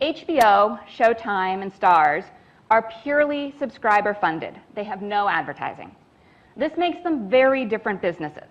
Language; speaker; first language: English; native; English